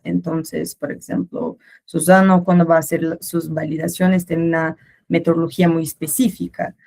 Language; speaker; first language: Spanish; non-native, learner; Portuguese